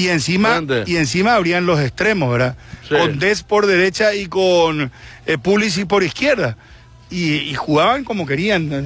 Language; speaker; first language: Spanish; native; Spanish